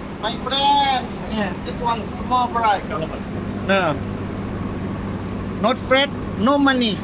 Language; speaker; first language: English; non-native, learner; Thai